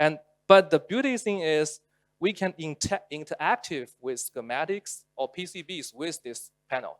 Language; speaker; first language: English; non-native, local second language; Chinese